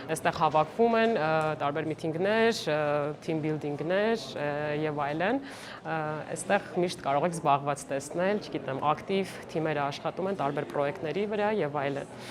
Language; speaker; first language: Armenian; native; Armenian